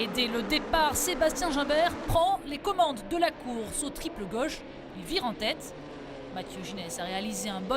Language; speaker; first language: French; native; French